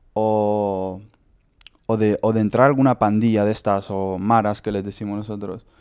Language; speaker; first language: Spanish; native; Spanish